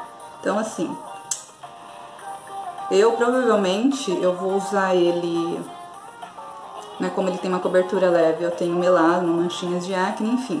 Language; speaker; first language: Portuguese; native; Portuguese